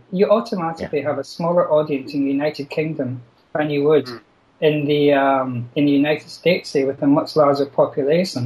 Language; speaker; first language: English; native; English